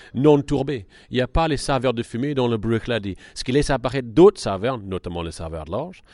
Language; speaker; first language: French; non-native, fluent; English